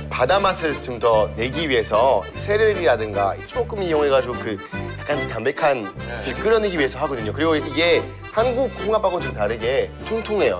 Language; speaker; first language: Korean; non-native, fluent; French